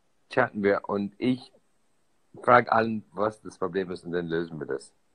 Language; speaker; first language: German; non-native, fluent; English